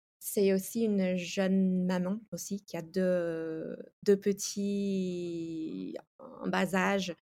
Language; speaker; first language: French; non-native, fluent; English